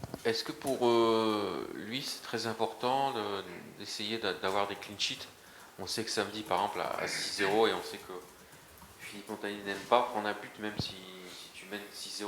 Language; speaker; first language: French; native; French